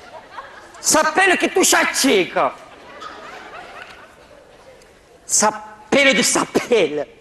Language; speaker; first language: French; native; French